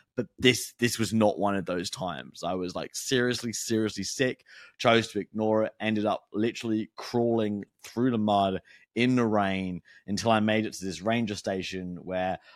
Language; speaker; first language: English; native; English